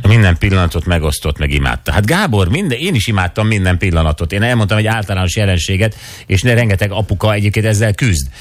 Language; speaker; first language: Hungarian; native; Hungarian